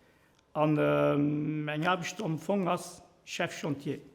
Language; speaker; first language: German; non-native, learner; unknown